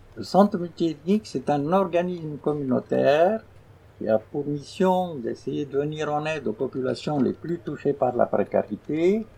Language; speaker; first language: French; non-native, local second language; Arabic